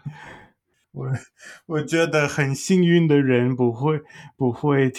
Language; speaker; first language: Chinese; non-native, fluent; English